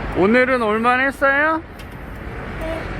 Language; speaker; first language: Korean; native; Korean